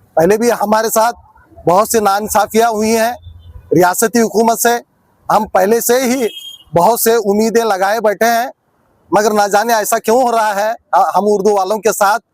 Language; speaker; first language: Urdu; native; Urdu